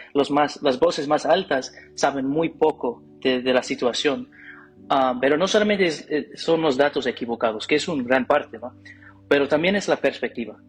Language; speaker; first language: Spanish; non-native, fluent; English